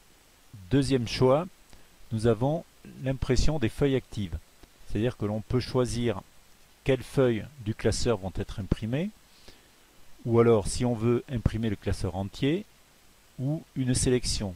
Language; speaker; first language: French; native; French